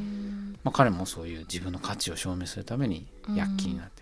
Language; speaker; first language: Japanese; native; Japanese